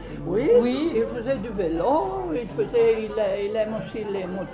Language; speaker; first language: French; non-native, fluent; Greek